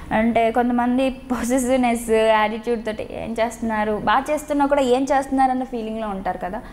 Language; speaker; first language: Telugu; native; Telugu